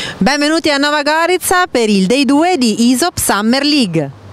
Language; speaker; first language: Italian; native; Italian